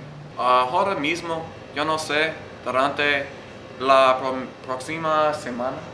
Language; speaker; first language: Spanish; non-native, learner; English